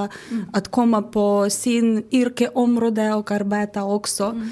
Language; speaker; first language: Swedish; non-native, learner; Ukrainian